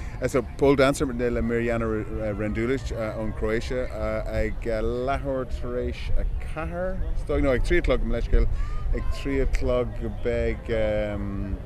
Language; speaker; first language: Irish; non-native, local second language; English